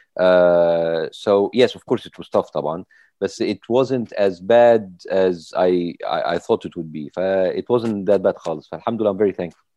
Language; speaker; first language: English; non-native, fluent; Arabic